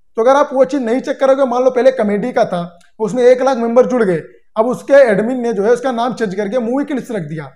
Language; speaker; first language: Hindi; native; Hindi